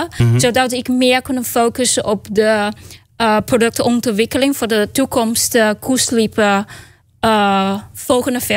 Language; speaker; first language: Dutch; non-native, learner; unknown